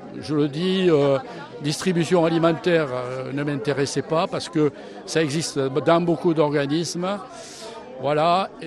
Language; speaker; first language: French; native; French